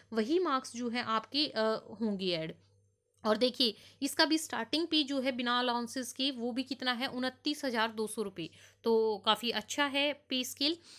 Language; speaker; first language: Hindi; non-native, local second language; Punjabi